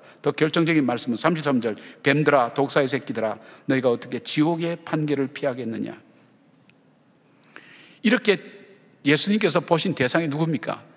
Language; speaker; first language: Korean; native; Korean